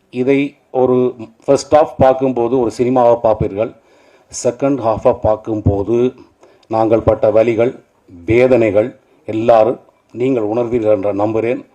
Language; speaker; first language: Tamil; native; Tamil